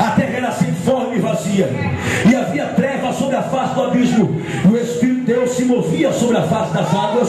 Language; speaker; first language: Portuguese; native; Portuguese